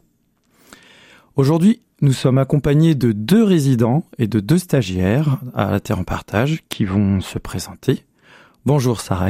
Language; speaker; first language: French; native; French